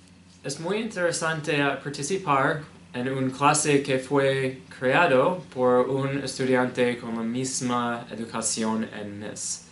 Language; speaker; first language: Spanish; non-native, learner; English